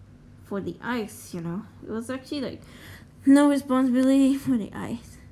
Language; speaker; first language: English; native; English